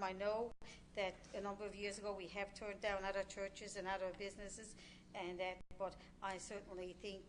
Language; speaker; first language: English; native; English